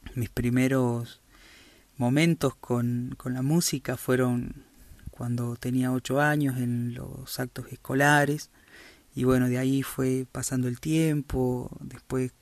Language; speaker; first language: Spanish; native; Spanish